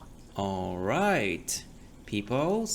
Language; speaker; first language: English; non-native, fluent; Vietnamese